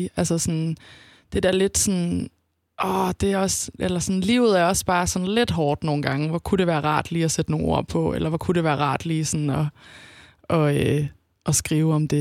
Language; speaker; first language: Danish; native; Danish